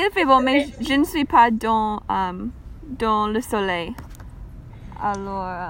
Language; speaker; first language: French; non-native, learner; English